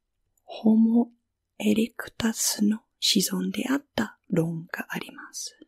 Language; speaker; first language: Japanese; non-native, fluent; English